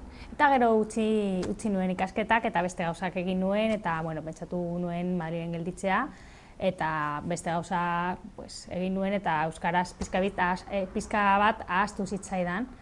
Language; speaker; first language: Basque; non-native, learner; Spanish